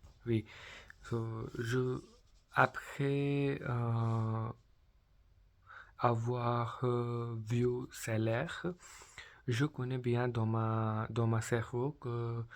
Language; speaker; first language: French; non-native, learner; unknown